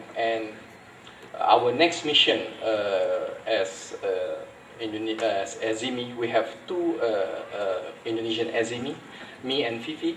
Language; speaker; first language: English; non-native, fluent; Indonesian